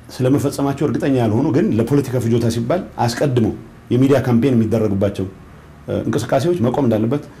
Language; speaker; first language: Amharic; non-native, local second language; Tigrinya